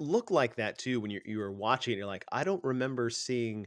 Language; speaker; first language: English; native; English